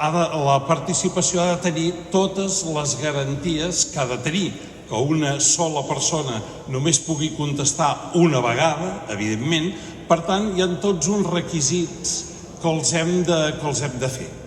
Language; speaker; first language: Catalan; native; Catalan